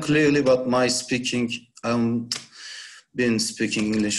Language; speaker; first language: English; non-native, learner; Turkish